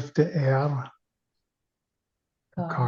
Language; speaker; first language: German; non-native, learner; English